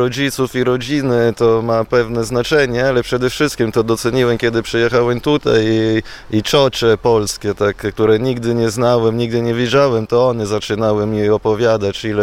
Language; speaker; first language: Polish; non-native, fluent; Italian